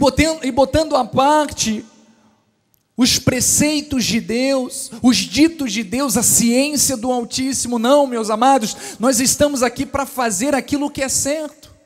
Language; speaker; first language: Portuguese; native; Portuguese